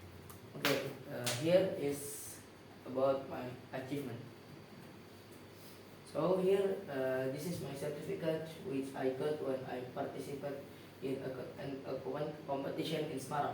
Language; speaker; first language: English; non-native, learner; Indonesian